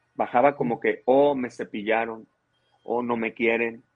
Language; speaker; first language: Spanish; native; Spanish